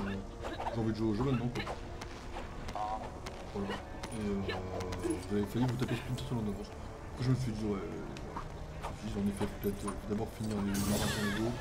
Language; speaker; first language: French; native; French